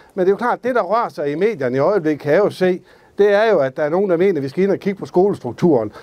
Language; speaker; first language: Danish; native; Danish